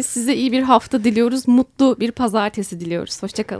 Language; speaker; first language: Turkish; native; Turkish